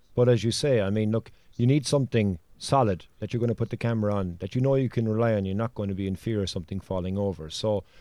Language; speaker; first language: English; native; English